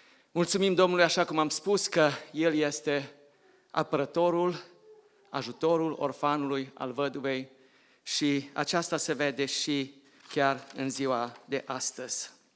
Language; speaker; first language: Romanian; native; Romanian